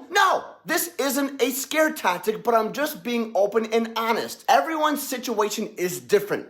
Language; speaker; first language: English; native; English